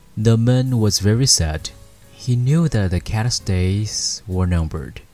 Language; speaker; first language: English; non-native, fluent; Chinese